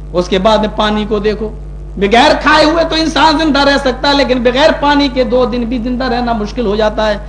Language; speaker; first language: Urdu; native; Urdu